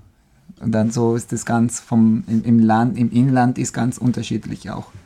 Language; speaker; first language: German; non-native, fluent; Spanish